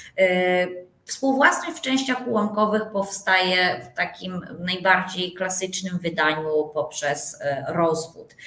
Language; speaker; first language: Polish; native; Polish